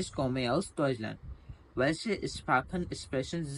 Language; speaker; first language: German; non-native, learner; Hindi